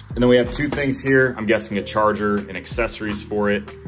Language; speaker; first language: English; native; English